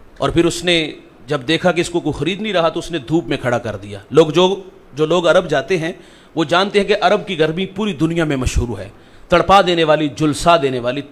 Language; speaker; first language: Urdu; non-native, local second language; Punjabi